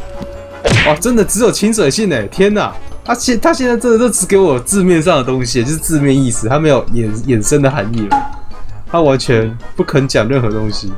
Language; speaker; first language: Chinese; native; Chinese